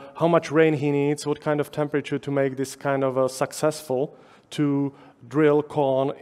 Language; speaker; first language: English; non-native, fluent; Czech